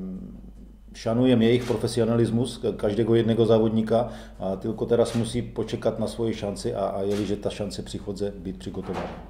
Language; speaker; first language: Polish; non-native, learner; Czech